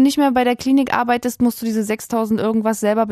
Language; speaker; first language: German; native; German